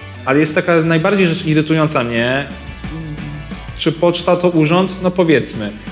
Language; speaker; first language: Polish; native; Polish